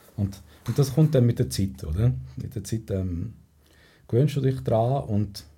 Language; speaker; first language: German; non-native, fluent; Spanish